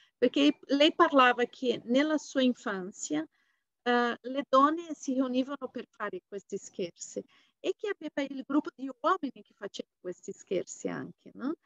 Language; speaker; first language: Italian; non-native, fluent; Portuguese